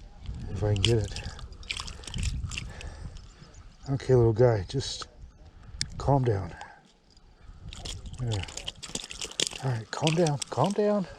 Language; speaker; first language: English; native; English